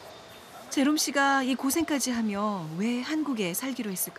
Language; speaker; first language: Korean; native; Korean